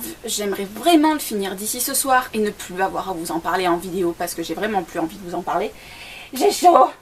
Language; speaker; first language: French; native; French